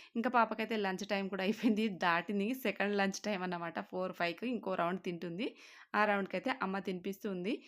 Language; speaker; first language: Telugu; non-native, local second language; Lambadi